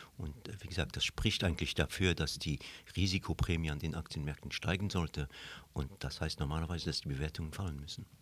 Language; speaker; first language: German; non-native, local second language; Luxembourgish